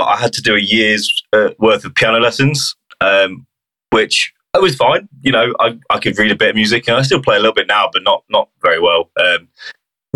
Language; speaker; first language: English; native; English